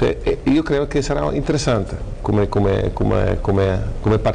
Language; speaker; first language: Italian; non-native, fluent; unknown